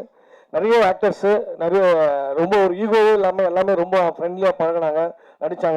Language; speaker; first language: Tamil; native; Tamil